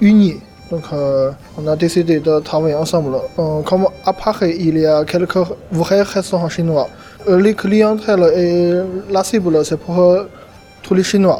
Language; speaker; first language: French; non-native, learner; Chinese